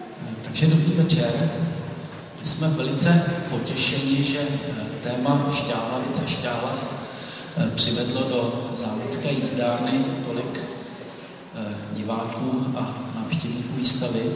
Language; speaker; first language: Czech; native; Czech